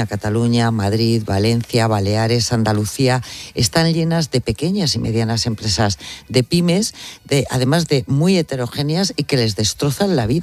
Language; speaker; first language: Spanish; native; Spanish